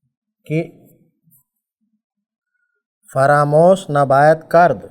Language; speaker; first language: Persian; non-native, fluent; Urdu